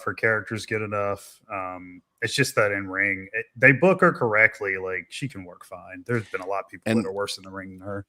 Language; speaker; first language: English; native; English